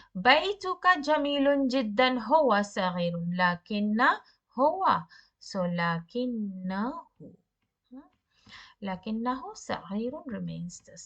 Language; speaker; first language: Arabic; non-native, fluent; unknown